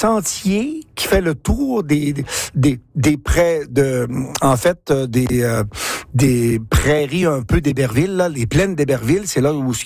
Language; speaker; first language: French; native; French